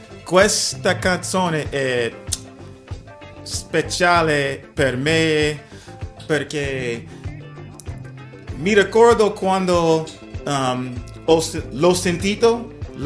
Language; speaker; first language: Italian; non-native, learner; English